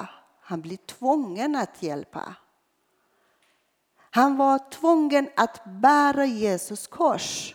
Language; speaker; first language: Swedish; non-native, fluent; Persian